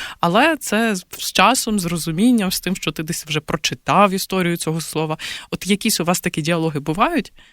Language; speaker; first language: Ukrainian; native; Ukrainian